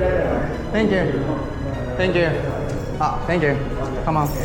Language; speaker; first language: English; non-native, learner; Japanese